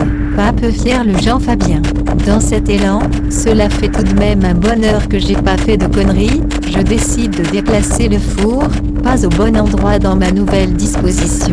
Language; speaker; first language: French; native; French